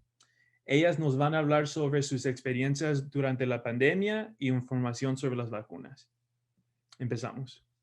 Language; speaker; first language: Spanish; early bilingual, heritage; Spanish